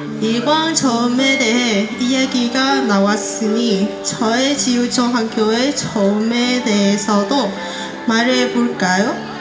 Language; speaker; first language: Korean; non-native, fluent; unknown